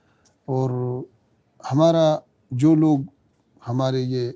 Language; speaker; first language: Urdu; non-native, fluent; Pashto